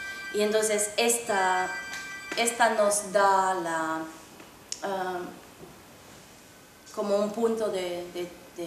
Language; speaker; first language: Spanish; non-native, fluent; Finnish